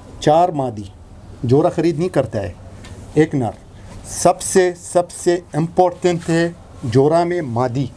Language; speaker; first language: Hindi; non-native, learner; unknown